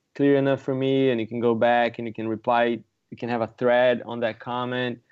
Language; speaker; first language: English; non-native, fluent; Portuguese